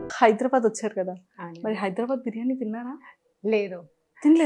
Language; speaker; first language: Telugu; native; Telugu